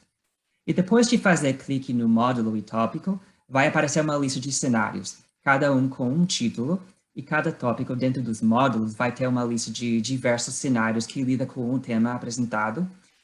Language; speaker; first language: Portuguese; non-native, fluent; English